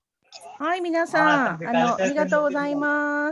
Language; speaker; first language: Japanese; non-native, fluent; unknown